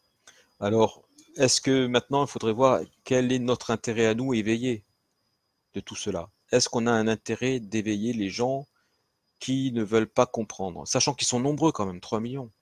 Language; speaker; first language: French; native; French